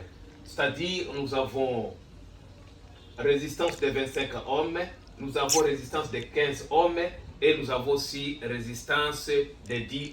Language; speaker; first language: French; non-native, learner; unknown